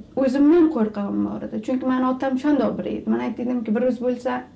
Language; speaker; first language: Turkish; non-native, learner; Uzbek